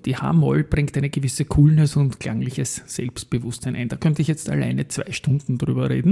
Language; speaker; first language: German; native; German